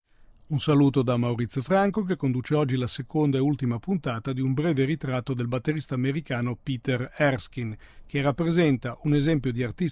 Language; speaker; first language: Italian; native; Italian